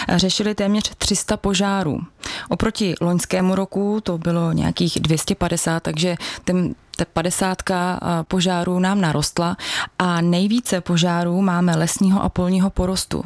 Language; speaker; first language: Czech; native; Czech